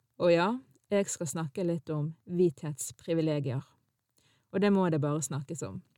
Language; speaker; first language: Norwegian; early bilingual, other home language; Arabic